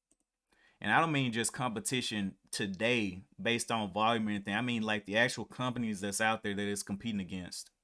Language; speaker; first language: English; native; English